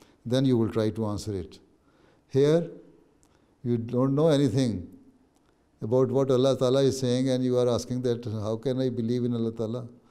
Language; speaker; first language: English; non-native, local second language; Urdu